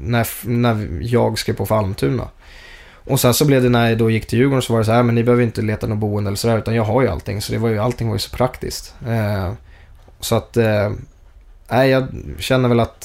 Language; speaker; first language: Swedish; native; Swedish